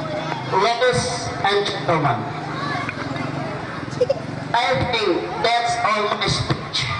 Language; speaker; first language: English; non-native, learner; Indonesian